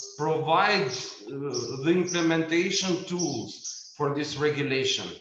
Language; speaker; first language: English; non-native, fluent; Albanian